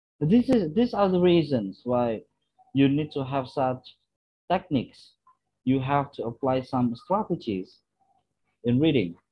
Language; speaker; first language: English; non-native, fluent; Indonesian